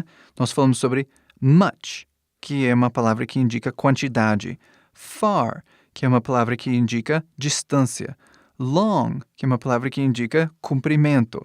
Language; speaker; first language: Portuguese; non-native, fluent; English